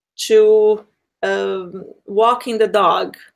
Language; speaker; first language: English; non-native, fluent; Portuguese